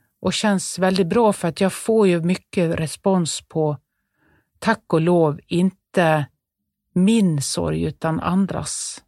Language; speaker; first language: Swedish; native; Swedish